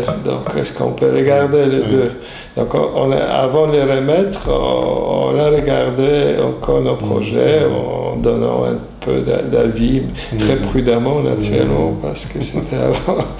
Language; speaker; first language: French; non-native, fluent; Polish